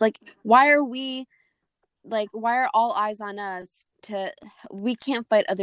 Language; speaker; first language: English; native; English